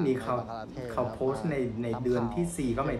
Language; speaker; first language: Thai; non-native, fluent; Vietnamese